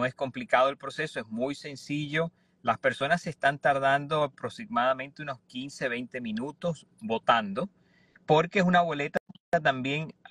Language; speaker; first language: Spanish; native; Spanish